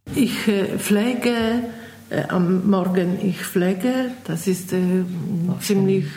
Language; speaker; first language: German; non-native, learner; Polish